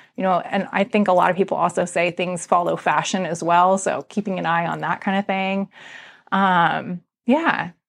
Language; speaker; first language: English; native; English